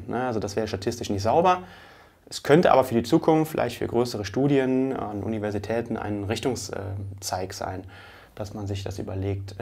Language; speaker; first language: German; native; German